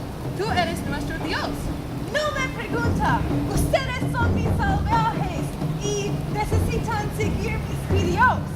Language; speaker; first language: Spanish; non-native, learner; English